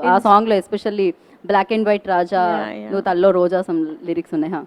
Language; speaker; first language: Telugu; native; Telugu